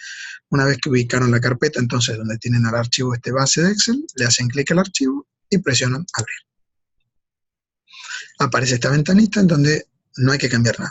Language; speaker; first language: Spanish; native; Spanish